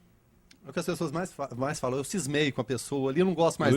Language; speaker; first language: Portuguese; native; Portuguese